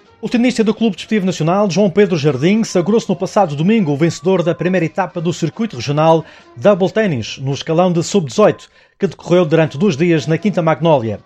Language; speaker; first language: Portuguese; native; Portuguese